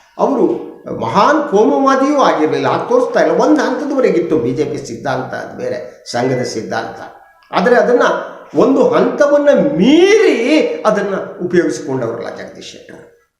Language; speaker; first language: Kannada; native; Kannada